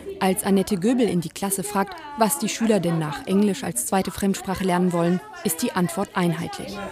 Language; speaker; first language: German; native; German